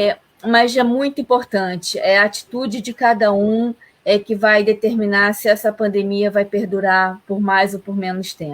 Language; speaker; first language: Portuguese; native; Portuguese